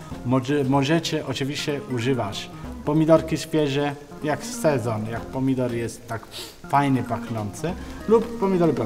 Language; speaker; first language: Polish; non-native, learner; Italian